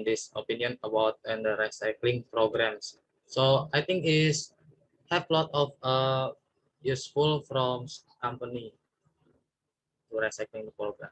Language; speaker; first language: English; non-native, learner; Indonesian